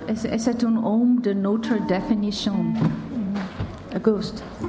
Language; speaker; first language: French; non-native, learner; English